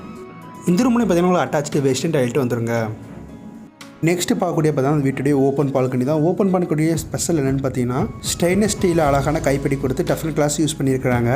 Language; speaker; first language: Tamil; native; Tamil